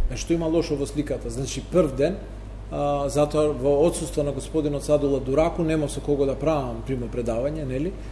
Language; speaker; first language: Macedonian; non-native, local second language; Albanian